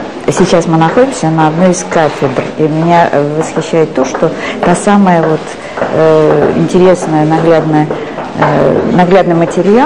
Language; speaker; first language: Russian; native; Russian